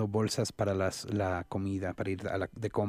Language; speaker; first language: Spanish; native; Spanish